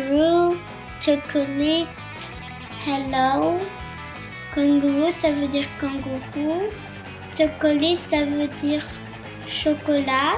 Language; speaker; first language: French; early bilingual, heritage; French